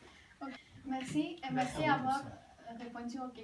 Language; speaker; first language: French; non-native, learner; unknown